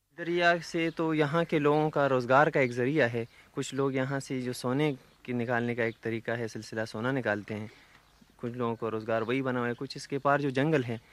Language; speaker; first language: Urdu; non-native, local second language; Pashto